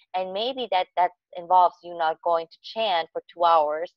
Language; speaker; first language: English; native; English